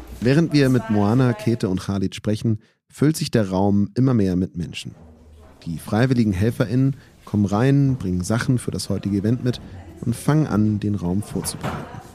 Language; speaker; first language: German; native; German